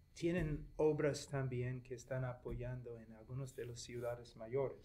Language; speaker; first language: Spanish; non-native, fluent; English